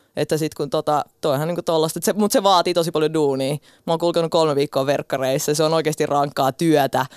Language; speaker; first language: Finnish; early bilingual, other home language; Russian